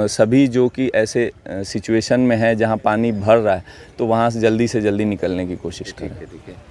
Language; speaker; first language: Hindi; native; Hindi